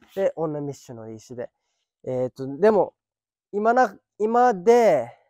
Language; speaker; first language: Japanese; early bilingual, heritage; Japanese